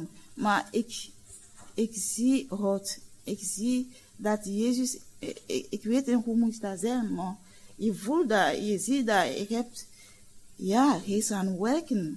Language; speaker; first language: Dutch; non-native, learner; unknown